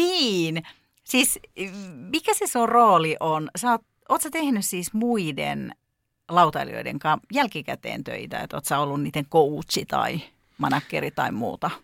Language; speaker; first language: Finnish; native; Finnish